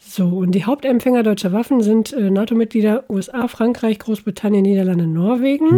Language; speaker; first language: German; native; German